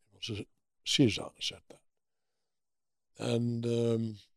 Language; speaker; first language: English; early bilingual, other home language; German